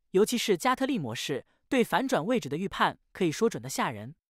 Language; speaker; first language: Chinese; native; Chinese